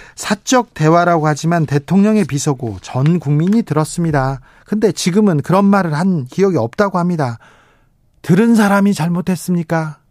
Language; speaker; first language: Korean; native; Korean